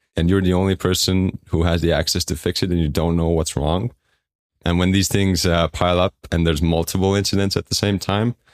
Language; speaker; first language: English; non-native, fluent; Estonian